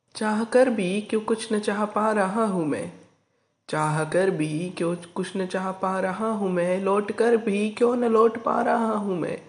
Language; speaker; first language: Hindi; non-native, local second language; Marathi